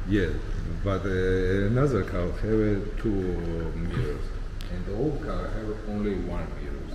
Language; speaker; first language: English; non-native, learner; Georgian